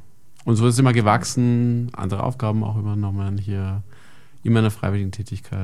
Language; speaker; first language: German; native; German